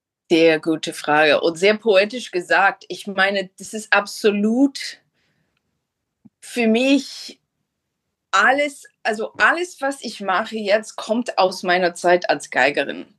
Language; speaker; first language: German; non-native, fluent; English